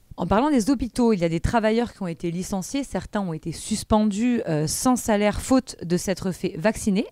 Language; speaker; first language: French; native; French